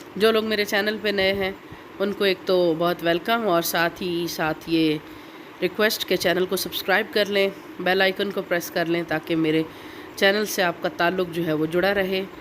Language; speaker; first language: Urdu; non-native, local second language; Punjabi